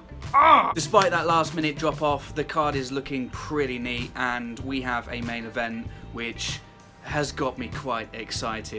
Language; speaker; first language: English; native; English